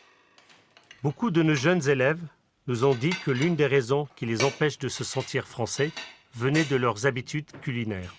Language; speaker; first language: French; native; French